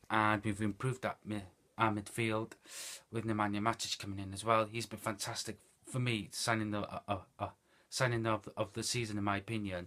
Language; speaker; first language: English; native; English